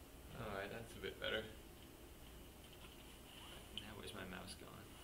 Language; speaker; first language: English; native; English